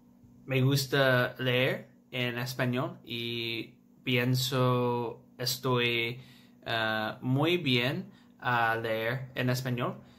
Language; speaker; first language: Spanish; non-native, learner; English